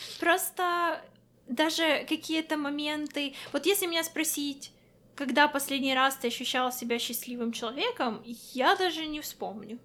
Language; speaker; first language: Russian; non-native, local second language; Ukrainian